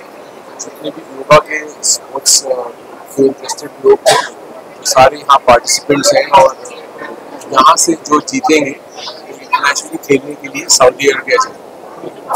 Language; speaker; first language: Hindi; native; Hindi